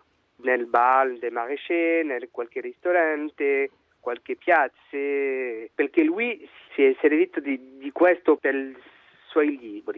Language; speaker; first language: Italian; non-native, learner; French